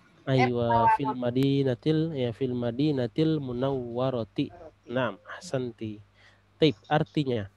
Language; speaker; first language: Arabic; non-native, fluent; Indonesian